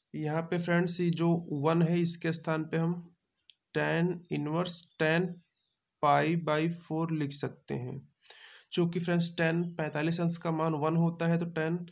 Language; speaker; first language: Hindi; native; Hindi